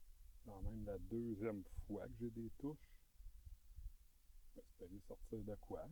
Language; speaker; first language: French; native; French